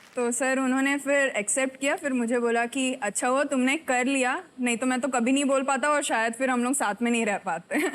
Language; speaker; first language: Hindi; non-native, local second language; Bangla